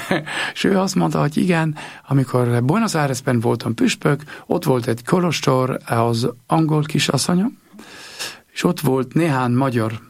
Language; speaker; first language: Hungarian; non-native, learner; German